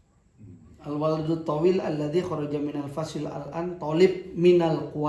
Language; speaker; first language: Arabic; non-native, fluent; Indonesian